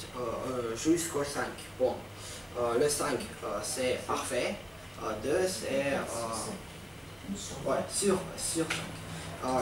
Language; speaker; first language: French; non-native, learner; Russian